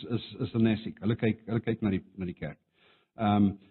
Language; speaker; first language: Afrikaans; non-native, local second language; English